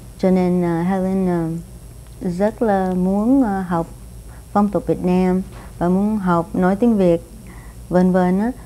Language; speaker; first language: Vietnamese; non-native, fluent; English